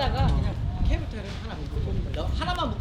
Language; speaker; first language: Korean; native; Korean